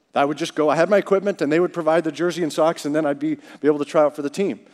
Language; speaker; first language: English; native; English